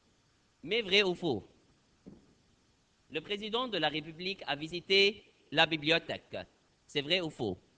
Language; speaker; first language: French; non-native, fluent; Arabic